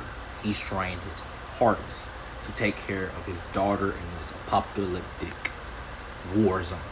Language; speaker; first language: English; native; English